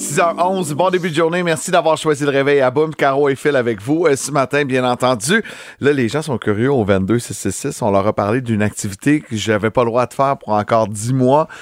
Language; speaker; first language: French; native; French